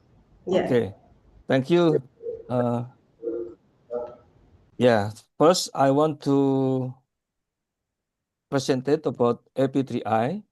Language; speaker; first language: English; non-native, learner; Indonesian